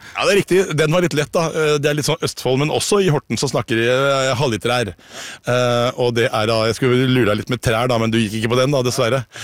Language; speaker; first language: Norwegian; native; Norwegian